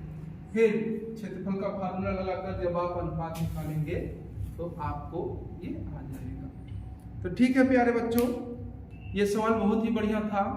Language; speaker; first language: Hindi; native; Hindi